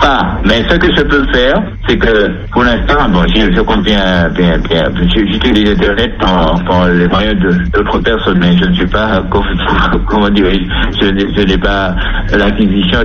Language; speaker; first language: French; native; French